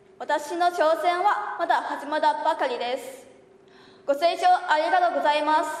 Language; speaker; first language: Japanese; non-native, learner; Chinese